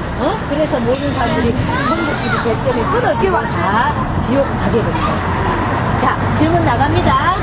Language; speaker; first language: Korean; native; Korean